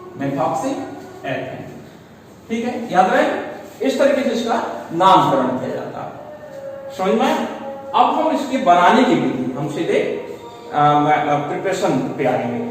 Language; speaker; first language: Hindi; native; Hindi